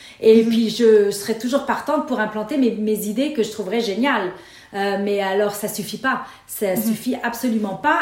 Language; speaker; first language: French; non-native, local second language; Arabic